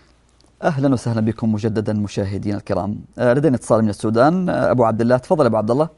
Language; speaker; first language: Arabic; native; Arabic